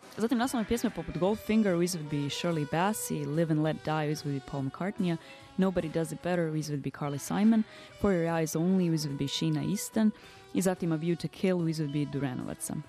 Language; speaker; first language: Croatian; native; Croatian